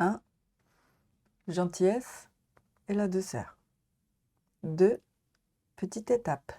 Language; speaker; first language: French; non-native, learner; Japanese